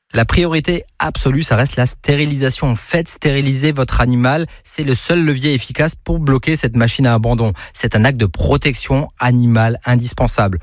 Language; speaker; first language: French; native; French